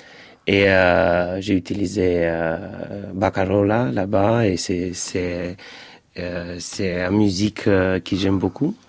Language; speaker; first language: French; non-native, fluent; Romanian